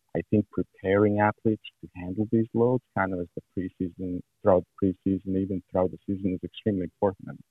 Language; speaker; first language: English; non-native, fluent; Serbian